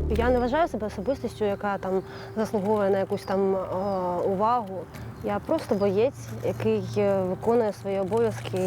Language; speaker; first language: Ukrainian; native; Ukrainian